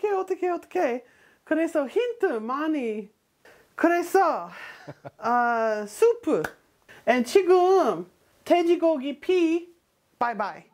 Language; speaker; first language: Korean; non-native, learner; English